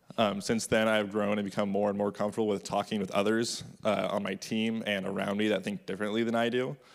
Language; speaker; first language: English; native; English